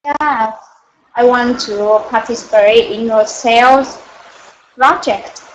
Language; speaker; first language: English; non-native, learner; Vietnamese